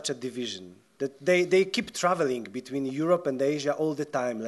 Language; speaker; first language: English; non-native, fluent; Polish